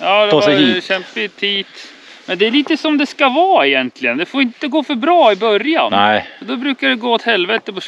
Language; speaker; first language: Swedish; native; Swedish